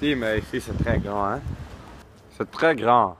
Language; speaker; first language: French; non-native, learner; Dutch